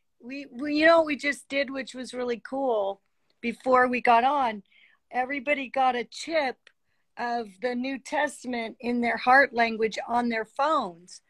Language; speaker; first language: English; native; English